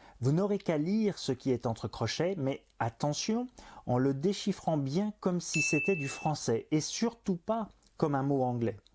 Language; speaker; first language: French; native; French